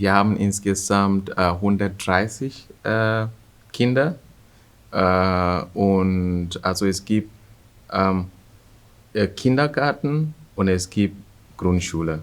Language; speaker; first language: German; non-native, fluent; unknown